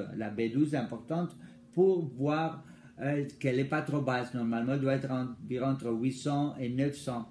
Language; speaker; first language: French; non-native, fluent; Spanish